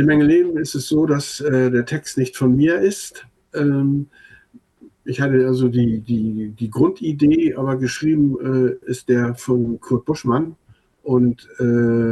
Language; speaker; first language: German; non-native, local second language; Low German